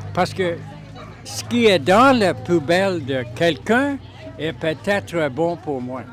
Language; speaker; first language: French; non-native, local second language; English